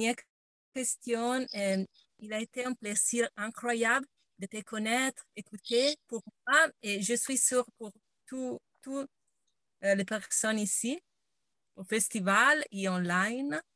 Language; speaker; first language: French; non-native, learner; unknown